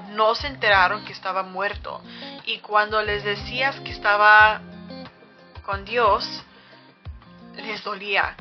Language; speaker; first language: Spanish; early bilingual, other home language; English